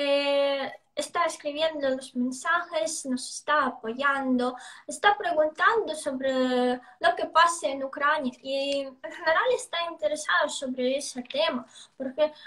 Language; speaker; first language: Spanish; non-native, fluent; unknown